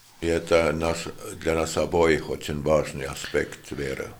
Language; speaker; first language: Russian; non-native, local second language; Lithuanian